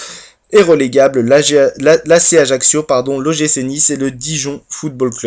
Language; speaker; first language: French; native; French